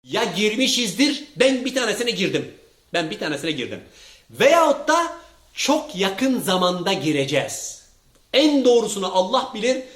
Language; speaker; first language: Turkish; early bilingual, heritage; Turkish